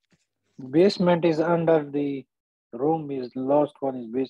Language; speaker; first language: English; non-native, learner; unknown